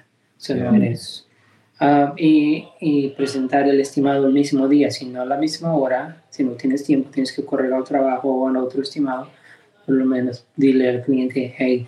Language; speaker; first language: Spanish; early bilingual, heritage; Spanish